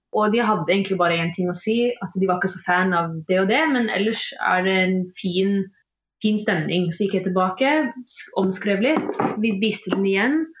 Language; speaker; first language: Norwegian; native; Norwegian